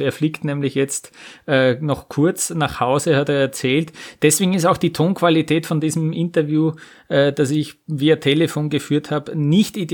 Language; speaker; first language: German; native; German